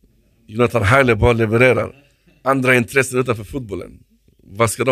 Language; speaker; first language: Swedish; native; Swedish